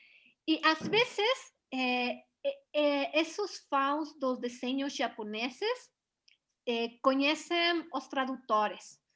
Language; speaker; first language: Portuguese; non-native, learner; Spanish